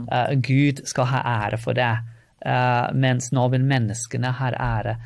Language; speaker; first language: Norwegian; non-native, fluent; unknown